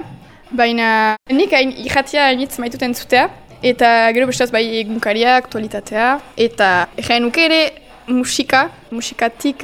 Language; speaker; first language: Basque; native; Basque